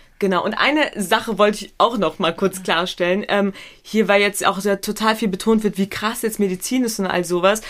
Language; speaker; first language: German; early bilingual, other home language; Pashto